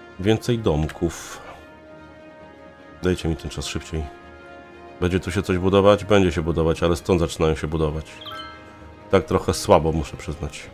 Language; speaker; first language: Polish; native; Polish